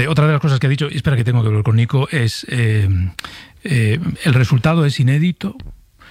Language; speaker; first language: Spanish; native; Spanish